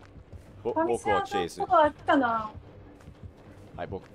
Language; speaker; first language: Japanese; non-native, learner; English